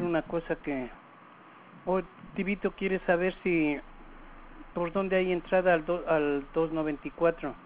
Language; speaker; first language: Spanish; native; Spanish